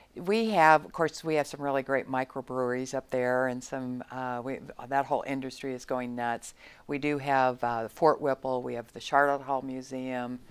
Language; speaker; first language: English; native; English